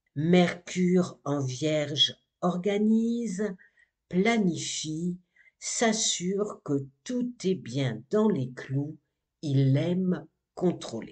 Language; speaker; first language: French; native; French